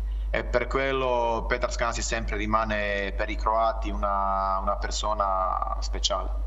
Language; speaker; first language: Italian; non-native, fluent; Croatian